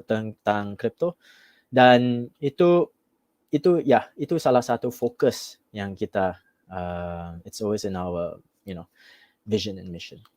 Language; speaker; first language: Indonesian; non-native, fluent; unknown